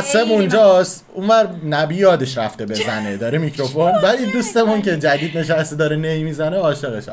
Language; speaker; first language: Persian; native; Persian